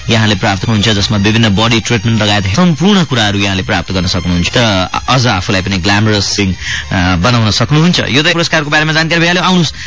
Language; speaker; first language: Nepali; native; Nepali